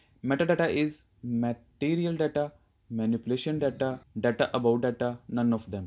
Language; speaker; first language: English; non-native, local second language; Urdu